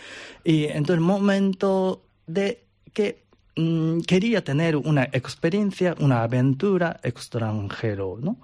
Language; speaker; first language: Spanish; non-native, learner; Japanese